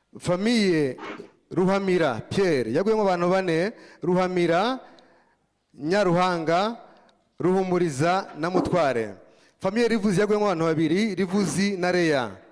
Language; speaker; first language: Kinyarwanda; native; Kinyarwanda